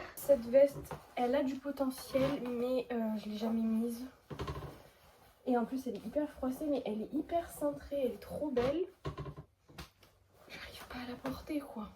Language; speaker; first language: French; native; French